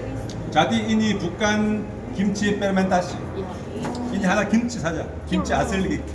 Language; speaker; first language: Indonesian; non-native, learner; Korean